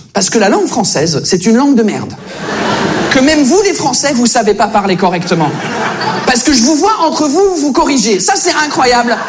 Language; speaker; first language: French; early bilingual, other home language; English